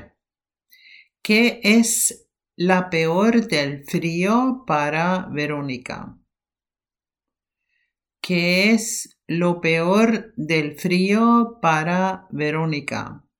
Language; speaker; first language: Spanish; non-native, fluent; Norwegian